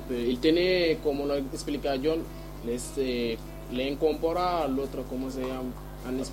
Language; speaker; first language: Spanish; non-native, learner; Wolof